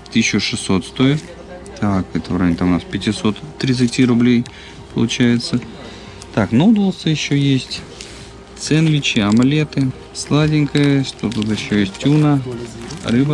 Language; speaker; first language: Russian; native; Russian